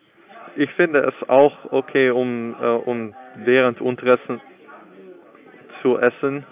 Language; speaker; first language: German; non-native, learner; English